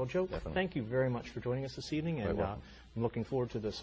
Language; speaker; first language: English; native; English